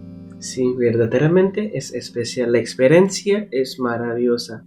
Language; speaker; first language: Spanish; non-native, learner; Bangla